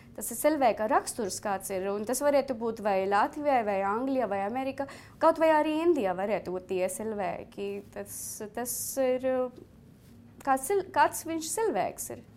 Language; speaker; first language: Latvian; non-native, fluent; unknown